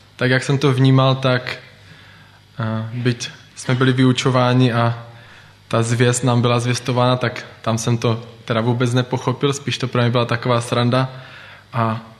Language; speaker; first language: Czech; native; Czech